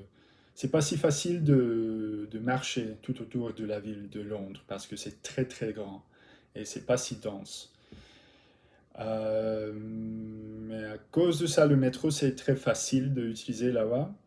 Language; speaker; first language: French; non-native, learner; English